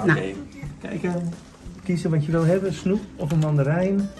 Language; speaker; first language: Dutch; native; Dutch